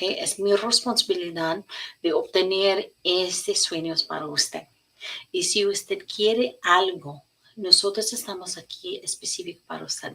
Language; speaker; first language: Spanish; non-native, learner; English